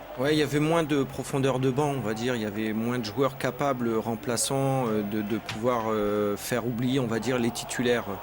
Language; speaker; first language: French; native; French